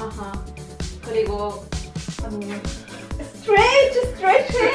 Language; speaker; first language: Korean; non-native, learner; Spanish